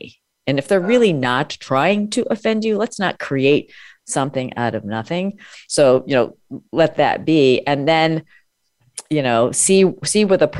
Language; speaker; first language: English; native; English